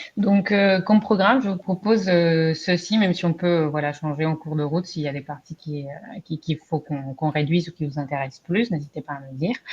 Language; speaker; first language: French; non-native, fluent; Spanish